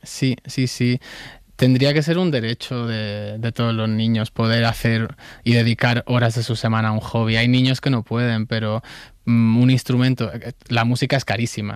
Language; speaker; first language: Spanish; native; Spanish